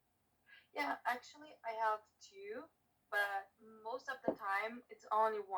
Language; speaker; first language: English; non-native, learner; Portuguese